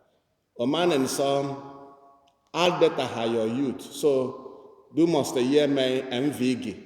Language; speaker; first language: Swedish; non-native, fluent; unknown